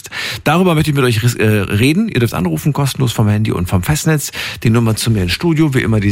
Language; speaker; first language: German; native; German